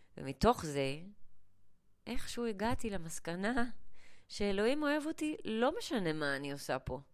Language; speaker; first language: Hebrew; early bilingual, other home language; English